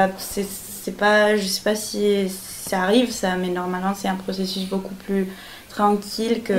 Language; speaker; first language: French; non-native, fluent; Spanish